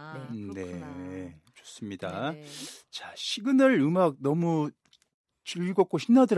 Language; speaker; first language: Korean; native; Korean